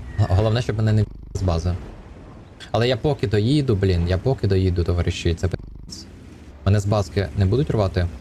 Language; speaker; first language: Ukrainian; native; Ukrainian